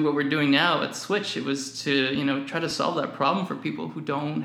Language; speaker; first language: English; native; English